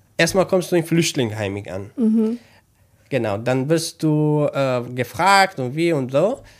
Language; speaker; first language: German; non-native, learner; Kurdish